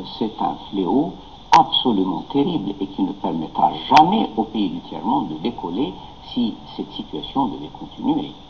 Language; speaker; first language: French; non-native, local second language; Arabic